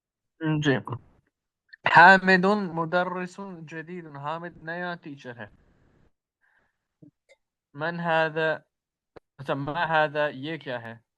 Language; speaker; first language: Hindi; non-native, learner; Urdu